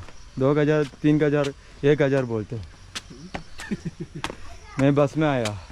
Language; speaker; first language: Hindi; non-native, local second language; Malayalam